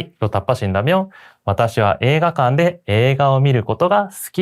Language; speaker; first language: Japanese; non-native, fluent; Korean